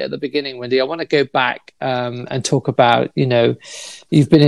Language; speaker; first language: English; native; English